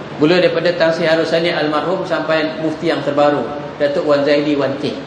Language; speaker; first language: Malay; native; Malay